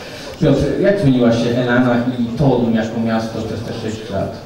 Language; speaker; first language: Polish; native; Polish